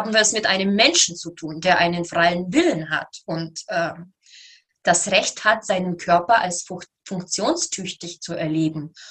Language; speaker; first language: German; native; German